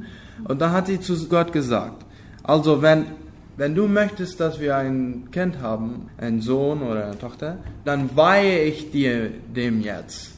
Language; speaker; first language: German; non-native, local second language; Low German